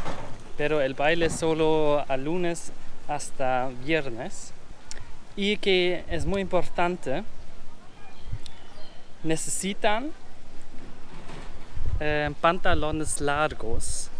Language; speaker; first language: Spanish; non-native, learner; German